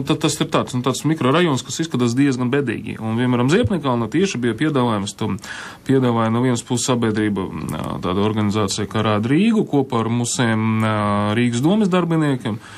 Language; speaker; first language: Latvian; non-native, local second language; Russian